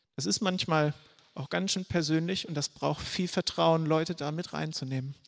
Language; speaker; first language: German; native; German